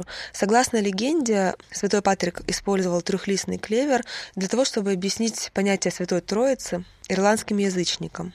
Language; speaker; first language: Russian; native; Russian